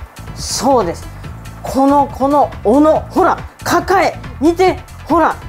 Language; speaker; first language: Japanese; native; Japanese